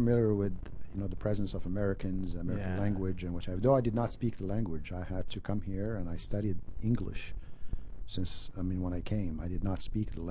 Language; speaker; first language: English; non-native, fluent; Arabic